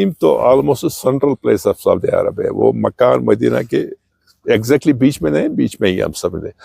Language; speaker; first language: Urdu; non-native, local second language; Kashmiri